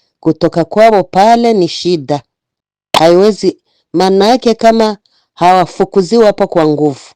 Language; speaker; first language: Swahili; native; Swahili